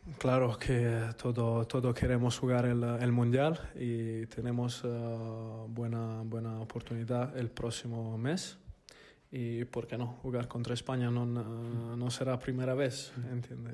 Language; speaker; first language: Spanish; non-native, learner; Italian